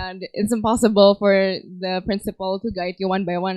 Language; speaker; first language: English; non-native, fluent; Indonesian